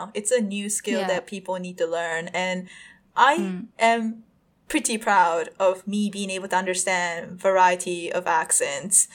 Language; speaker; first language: English; non-native, fluent; Japanese